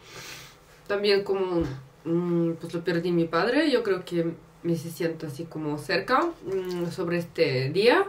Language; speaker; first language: Spanish; non-native, fluent; Russian